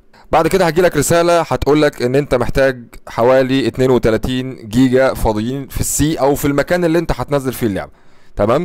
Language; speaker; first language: Arabic; native; Arabic